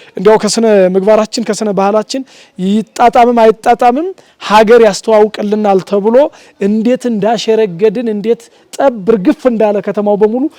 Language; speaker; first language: Amharic; native; Amharic